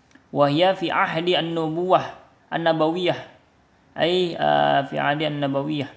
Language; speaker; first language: Arabic; non-native, learner; Indonesian